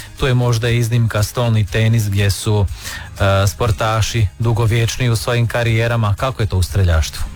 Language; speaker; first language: Croatian; native; Croatian